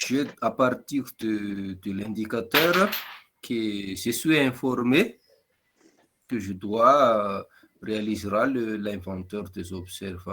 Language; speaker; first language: French; non-native, local second language; Malagasy